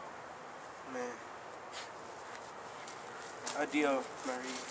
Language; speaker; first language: French; non-native, learner; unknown